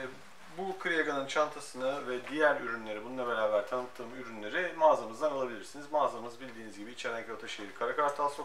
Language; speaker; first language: Turkish; native; Turkish